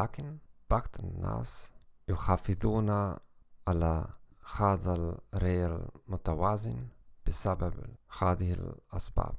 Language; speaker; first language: Arabic; non-native, learner; German